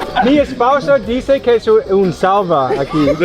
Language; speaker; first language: Spanish; non-native, learner; English